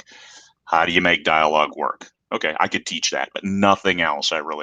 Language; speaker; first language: English; native; English